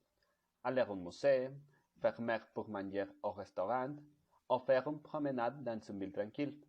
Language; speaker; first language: French; non-native, learner; Spanish